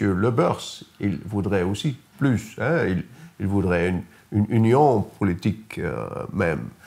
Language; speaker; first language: French; non-native, fluent; Dutch